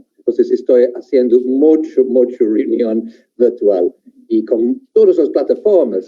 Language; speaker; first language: Spanish; non-native, fluent; English